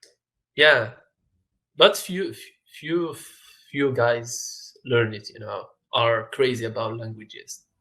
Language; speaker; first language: English; non-native, fluent; Arabic